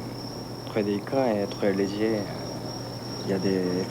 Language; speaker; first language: French; non-native, learner; Japanese